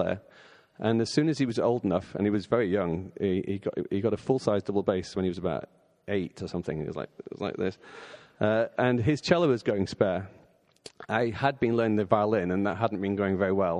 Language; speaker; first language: English; native; English